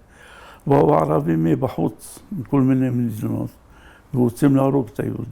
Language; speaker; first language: Hebrew; native; Hebrew